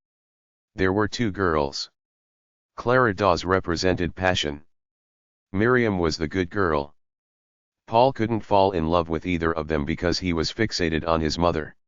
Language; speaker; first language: English; native; English